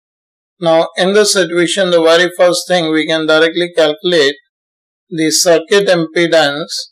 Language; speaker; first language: English; non-native, local second language; Hindi